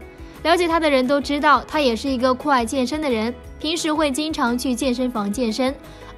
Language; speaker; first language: Chinese; native; Chinese